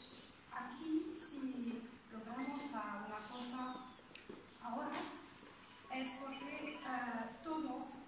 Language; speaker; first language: Spanish; non-native, fluent; French